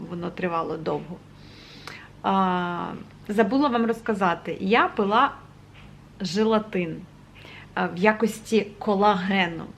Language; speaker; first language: Ukrainian; native; Ukrainian